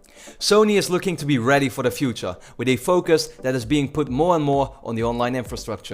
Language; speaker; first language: English; non-native, fluent; Dutch